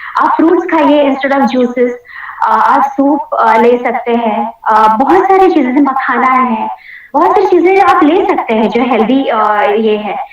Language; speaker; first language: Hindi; non-native, local second language; Marathi